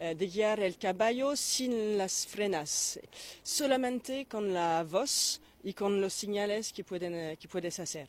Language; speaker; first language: Spanish; non-native, fluent; French